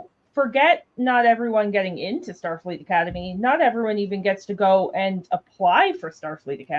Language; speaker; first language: English; native; English